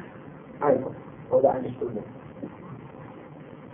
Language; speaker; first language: German; non-native, fluent; Arabic